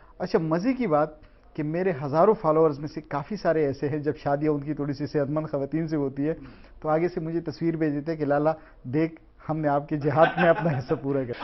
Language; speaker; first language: Urdu; non-native, local second language; Pashto